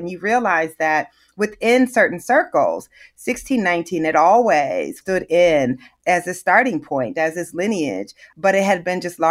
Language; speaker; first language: English; native; English